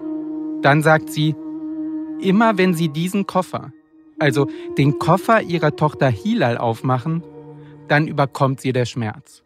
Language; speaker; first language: German; native; German